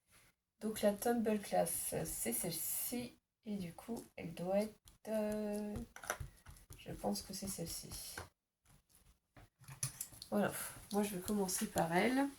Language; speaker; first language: French; native; French